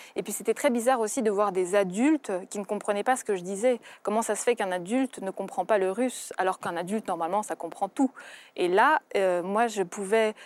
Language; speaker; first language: French; early bilingual, other home language; Russian